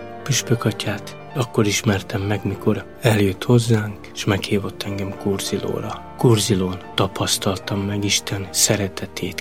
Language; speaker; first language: Hungarian; non-native, local second language; Romany